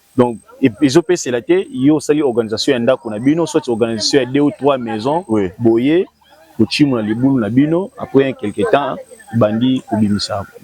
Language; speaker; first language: Lingala; non-native, local second language; Kongo